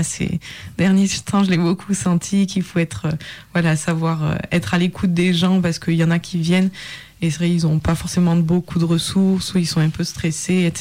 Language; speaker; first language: French; native; French